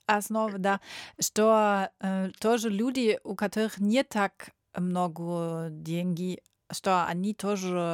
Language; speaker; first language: Russian; non-native, learner; German